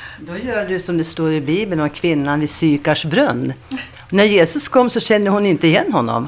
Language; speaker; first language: Swedish; native; Swedish